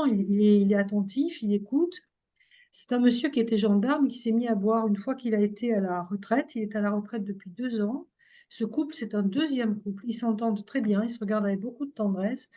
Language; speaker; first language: French; native; French